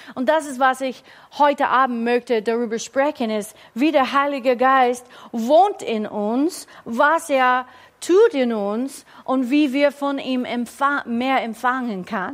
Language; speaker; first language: German; non-native, fluent; English